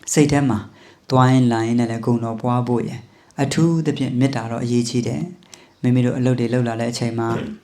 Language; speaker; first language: Burmese; native; Burmese